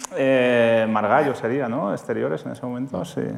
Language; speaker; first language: Spanish; native; Spanish